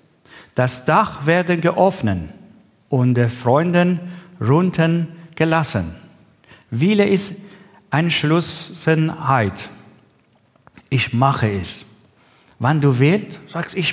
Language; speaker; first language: German; non-native, learner; Persian